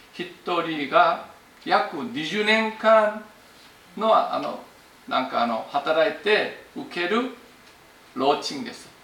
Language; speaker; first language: Japanese; non-native, fluent; Korean